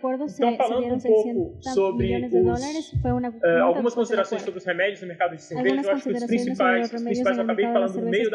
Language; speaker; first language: Portuguese; native; Portuguese